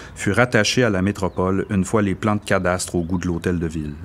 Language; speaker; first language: French; native; French